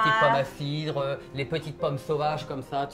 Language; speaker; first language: French; native; French